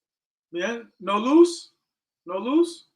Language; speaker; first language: Spanish; non-native, learner; English